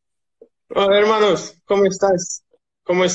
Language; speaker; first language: Spanish; non-native, learner; Italian